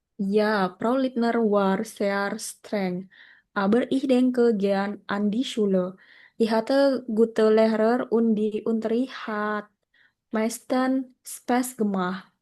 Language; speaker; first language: German; non-native, learner; Indonesian